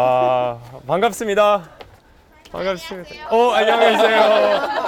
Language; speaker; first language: Korean; non-native, fluent; English